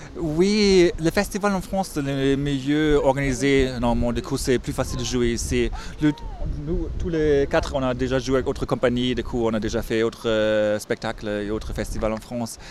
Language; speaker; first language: French; non-native, fluent; German